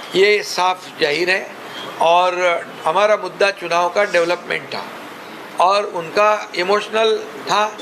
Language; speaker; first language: Hindi; non-native, local second language; Marathi